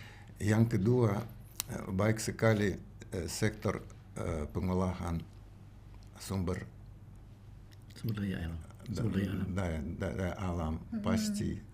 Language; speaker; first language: Indonesian; non-native, learner; Russian